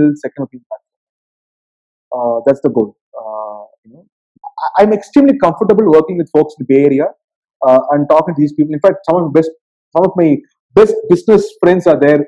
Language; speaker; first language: English; non-native, local second language; Tamil